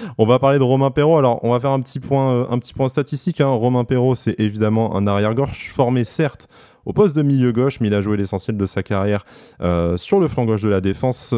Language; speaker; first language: French; native; French